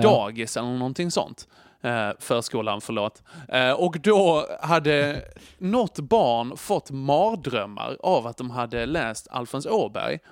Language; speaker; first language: Swedish; native; Swedish